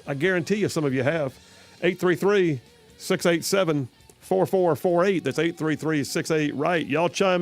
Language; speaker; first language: English; native; English